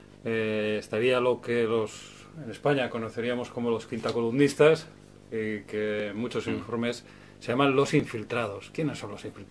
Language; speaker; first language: Spanish; native; Spanish